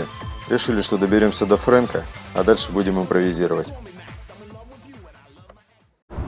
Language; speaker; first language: Russian; native; Russian